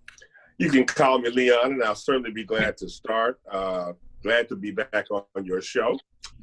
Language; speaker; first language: English; native; English